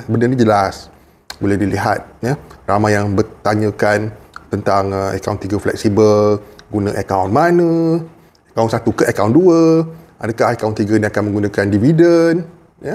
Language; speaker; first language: Malay; native; Malay